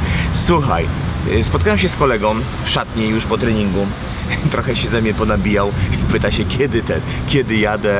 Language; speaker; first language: Polish; native; Polish